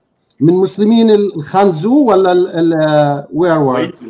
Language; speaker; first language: Arabic; native; Arabic